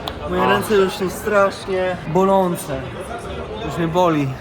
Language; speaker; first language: Polish; native; Polish